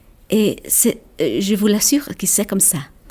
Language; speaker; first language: French; non-native, local second language; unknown